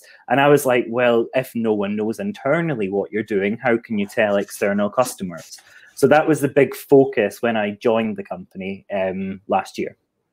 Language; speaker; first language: English; native; English